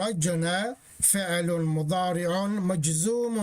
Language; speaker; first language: Arabic; non-native, fluent; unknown